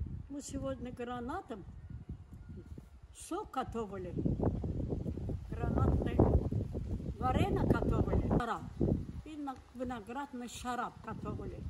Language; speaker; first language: Russian; non-native, learner; Azerbaijani